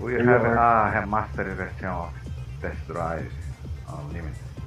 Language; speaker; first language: English; non-native, learner; Portuguese